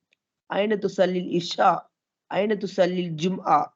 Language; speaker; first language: Arabic; non-native, learner; Tamil